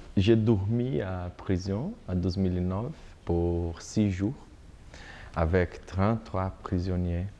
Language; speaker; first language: French; non-native, learner; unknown